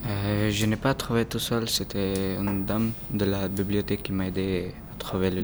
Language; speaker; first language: French; non-native, learner; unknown